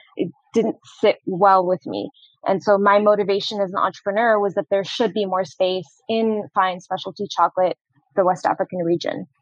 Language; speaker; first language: English; non-native, fluent; Arabic